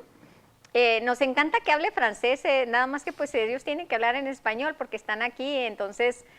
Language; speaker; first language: Spanish; native; Spanish